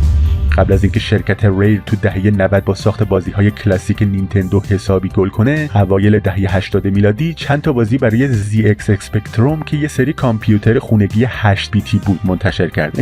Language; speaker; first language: Persian; native; Persian